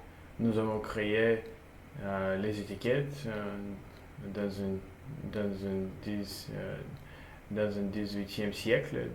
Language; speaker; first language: French; non-native, learner; Russian